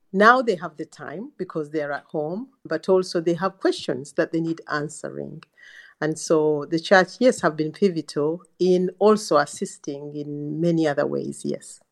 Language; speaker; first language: English; non-native, local second language; Ganda